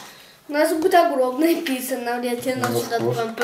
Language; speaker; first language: Russian; native; Russian